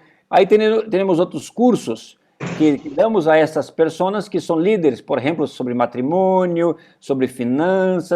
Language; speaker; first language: Portuguese; non-native, learner; Spanish